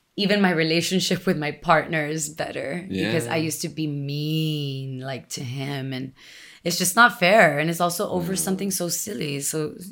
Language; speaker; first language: English; early bilingual, other home language; Spanish